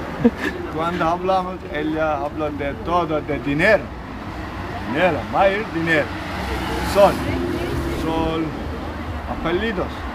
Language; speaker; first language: Spanish; non-native, learner; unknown